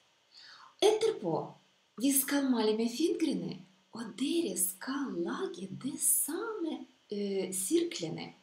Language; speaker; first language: Norwegian; non-native, fluent; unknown